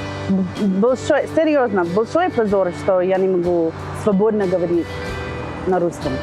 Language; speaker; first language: Russian; non-native, learner; English